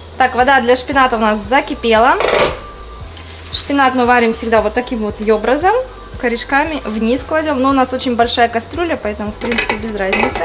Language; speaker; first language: Russian; native; Russian